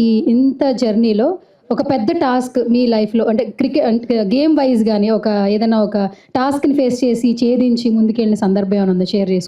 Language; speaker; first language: Telugu; native; Telugu